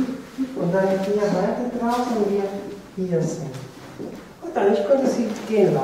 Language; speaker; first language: German; non-native, fluent; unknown